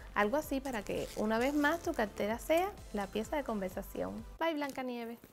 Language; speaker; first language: Spanish; native; Spanish